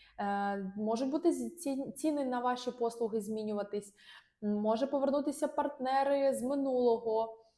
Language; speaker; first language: Ukrainian; non-native, local second language; Russian